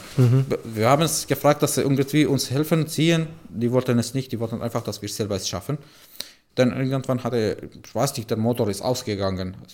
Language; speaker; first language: German; non-native, fluent; Arabic